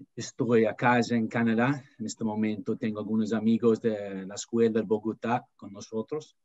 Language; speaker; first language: Spanish; non-native, fluent; English